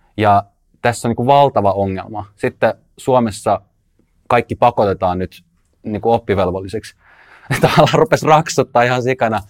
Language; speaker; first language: Finnish; early bilingual, other home language; Russian